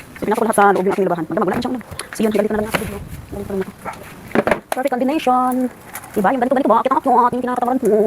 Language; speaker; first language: Filipino; non-native, local second language; Cebuano